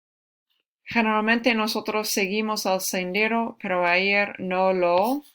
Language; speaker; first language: Spanish; non-native, fluent; English